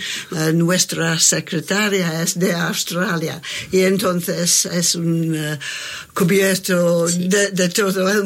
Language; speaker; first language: Spanish; non-native, learner; English